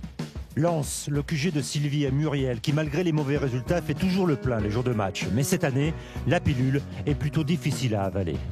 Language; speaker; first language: French; native; French